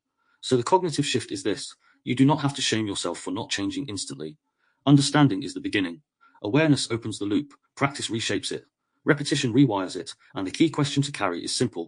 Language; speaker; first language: English; native; English